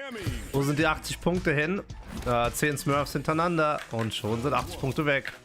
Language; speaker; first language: German; early bilingual, heritage; German